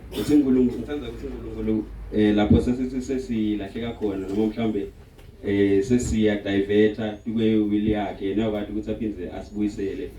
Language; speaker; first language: Zulu; non-native, local second language; Swati